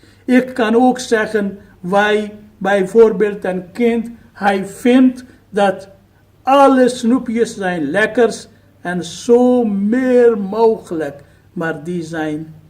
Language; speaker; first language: Dutch; non-native, fluent; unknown